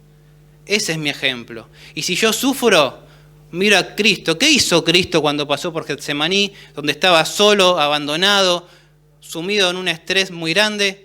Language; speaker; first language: Spanish; native; Spanish